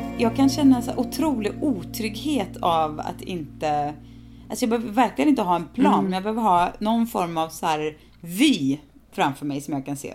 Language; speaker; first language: Swedish; native; Swedish